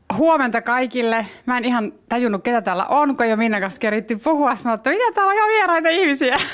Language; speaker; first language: Finnish; non-native, local second language; Swedish